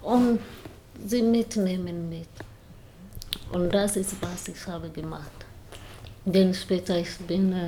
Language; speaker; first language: German; non-native, learner; Swahili